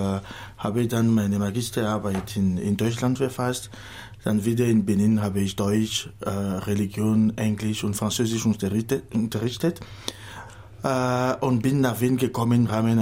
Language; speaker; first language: German; non-native, fluent; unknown